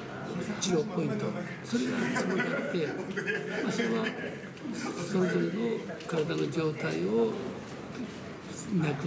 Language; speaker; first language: Japanese; early bilingual, other home language; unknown